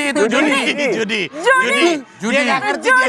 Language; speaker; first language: Indonesian; native; Indonesian